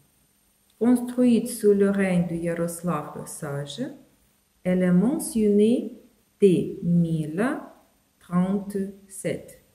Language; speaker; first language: French; non-native, fluent; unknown